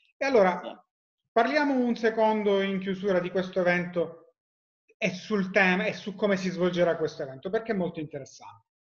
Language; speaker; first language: Italian; native; Italian